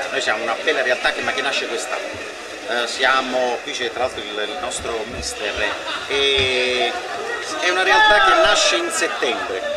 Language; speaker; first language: Italian; native; Italian